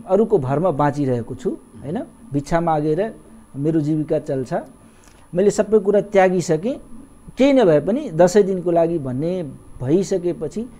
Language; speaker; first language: Nepali; non-native, local second language; Awadhi